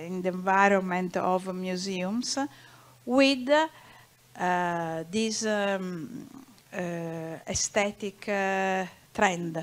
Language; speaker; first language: English; non-native, learner; Italian